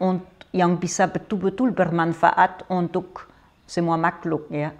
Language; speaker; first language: Indonesian; non-native, fluent; French